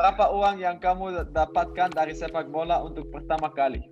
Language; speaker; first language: Indonesian; non-native, learner; Dutch